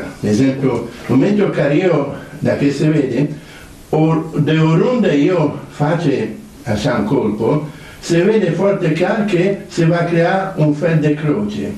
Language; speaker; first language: Romanian; non-native, learner; Italian